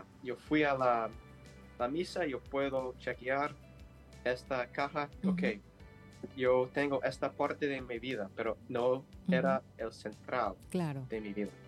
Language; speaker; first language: Spanish; non-native, learner; English